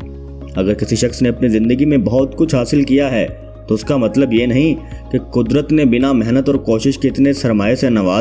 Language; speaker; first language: Urdu; native; Urdu